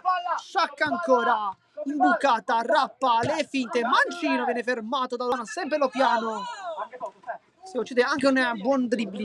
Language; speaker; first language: Italian; native; Italian